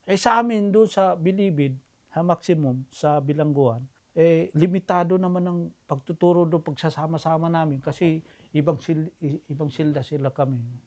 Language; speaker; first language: Filipino; non-native, local second language; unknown